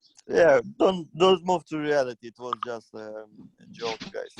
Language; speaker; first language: English; non-native, fluent; Russian